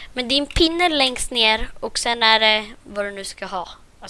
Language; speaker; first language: Swedish; native; Swedish